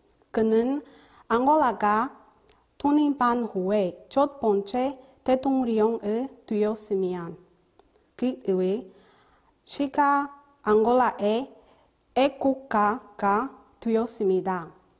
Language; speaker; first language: Korean; non-native, learner; Portuguese